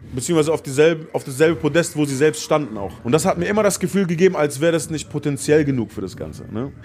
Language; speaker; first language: German; native; German